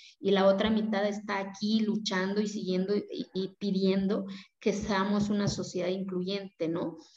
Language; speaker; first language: Spanish; non-native, local second language; Zapotec